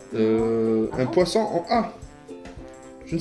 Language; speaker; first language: French; native; French